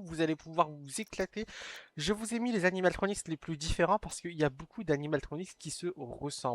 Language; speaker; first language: French; native; French